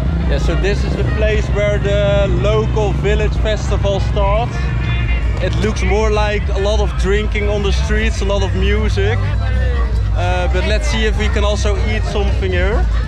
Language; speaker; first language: English; non-native, fluent; Dutch